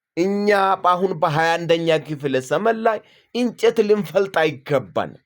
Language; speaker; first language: Amharic; non-native, local second language; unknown